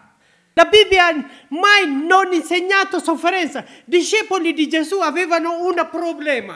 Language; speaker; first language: Italian; non-native, learner; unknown